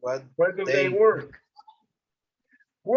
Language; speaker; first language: English; non-native, fluent; Spanish